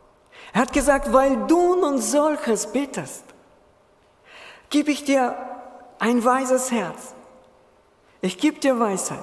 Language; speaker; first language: German; non-native, fluent; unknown